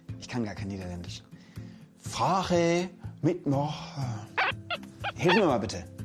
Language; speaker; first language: German; native; German